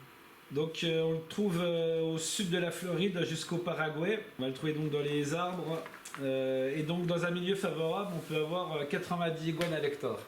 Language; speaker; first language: French; native; French